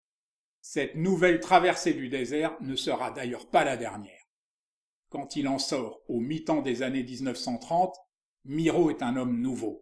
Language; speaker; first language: French; native; French